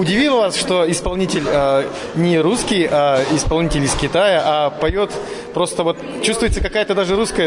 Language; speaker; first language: Russian; native; Russian